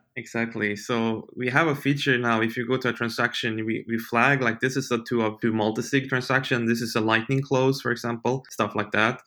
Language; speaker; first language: English; non-native, fluent; Swedish